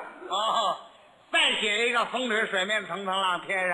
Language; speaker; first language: Chinese; native; Chinese